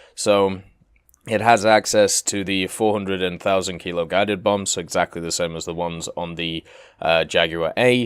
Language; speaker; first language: English; native; English